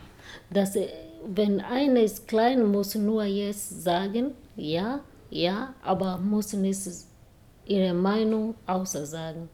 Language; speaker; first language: German; non-native, learner; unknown